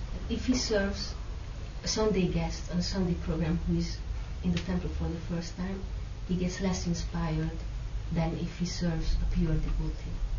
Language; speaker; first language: English; non-native, fluent; Hungarian